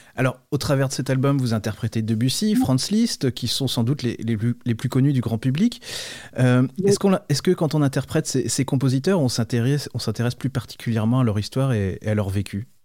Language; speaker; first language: French; native; French